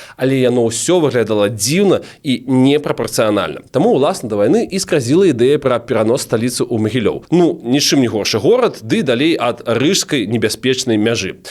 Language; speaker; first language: Belarusian; non-native, local second language; Russian